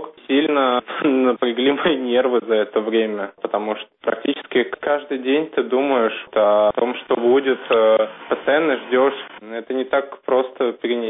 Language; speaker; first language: Russian; native; Russian